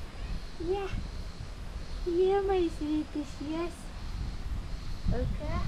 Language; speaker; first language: English; non-native, learner; Turkish